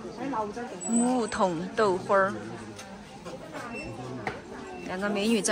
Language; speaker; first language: Chinese; native; Chinese